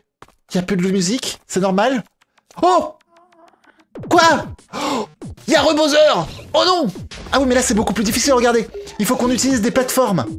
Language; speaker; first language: French; native; French